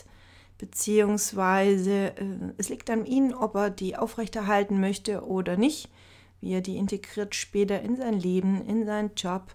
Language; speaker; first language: German; native; German